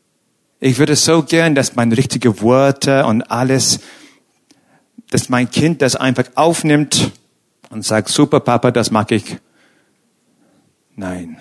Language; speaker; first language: German; non-native, fluent; English